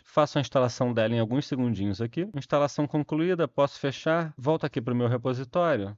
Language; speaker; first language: Portuguese; native; Portuguese